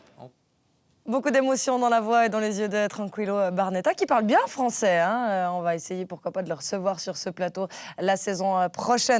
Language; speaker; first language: French; native; French